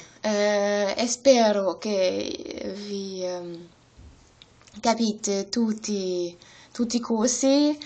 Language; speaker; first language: Italian; non-native, learner; German